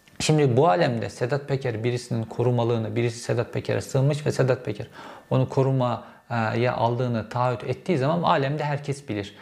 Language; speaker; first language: Turkish; native; Turkish